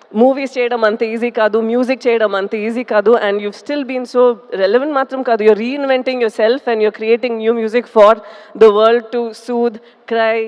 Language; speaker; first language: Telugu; non-native, fluent; Tamil